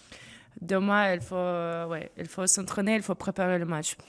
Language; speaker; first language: French; non-native, fluent; Russian